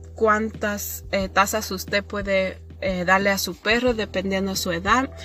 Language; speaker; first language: Spanish; early bilingual, heritage; Spanish